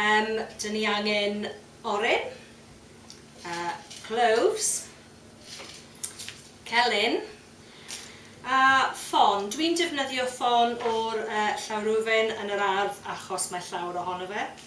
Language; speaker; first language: Welsh; non-native, fluent; English